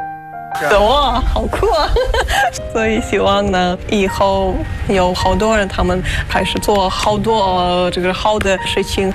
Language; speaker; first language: Chinese; non-native, fluent; Russian